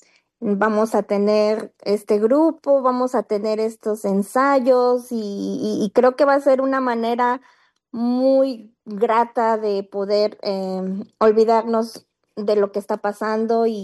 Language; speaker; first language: Spanish; native; Spanish